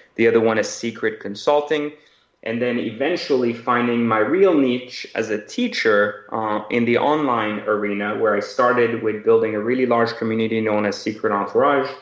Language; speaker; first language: English; early bilingual, other home language; Persian